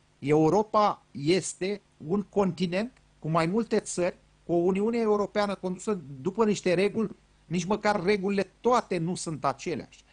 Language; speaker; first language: Romanian; native; Romanian